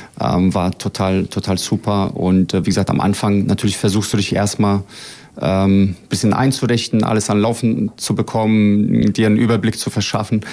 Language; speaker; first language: German; early bilingual, other home language; Bosnian